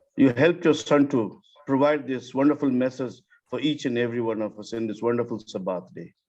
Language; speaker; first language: English; non-native, local second language; Nepali